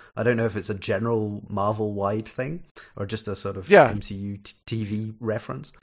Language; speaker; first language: English; native; English